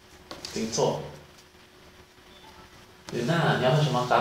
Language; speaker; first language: Chinese; non-native, learner; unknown